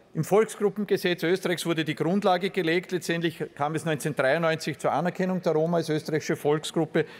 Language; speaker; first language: German; native; German